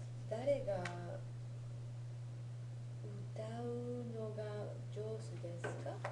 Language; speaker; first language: Japanese; non-native, learner; English